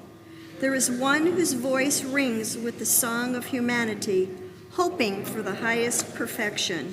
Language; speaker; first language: English; native; English